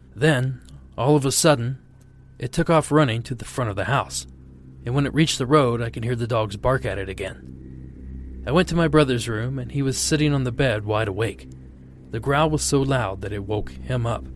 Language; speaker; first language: English; non-native, fluent; Portuguese